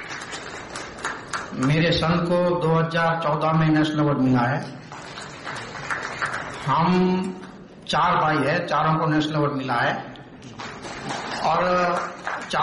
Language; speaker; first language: Hindi; non-native, local second language; Kachhi